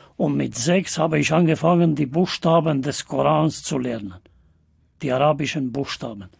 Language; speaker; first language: German; non-native, fluent; Albanian